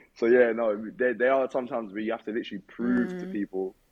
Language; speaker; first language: English; native; English